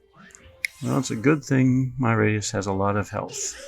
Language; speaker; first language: English; native; English